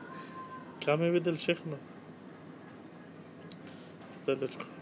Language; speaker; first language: Czech; non-native, learner; Turkish